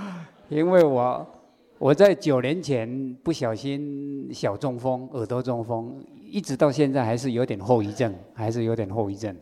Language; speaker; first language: Chinese; native; Chinese